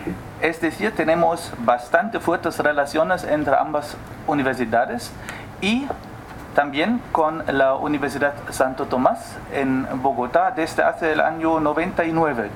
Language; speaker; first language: Spanish; non-native, fluent; German